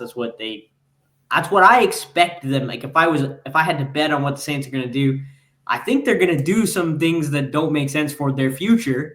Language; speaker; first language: English; native; English